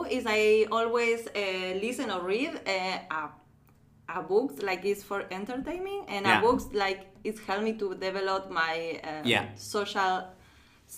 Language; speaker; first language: English; non-native, fluent; Spanish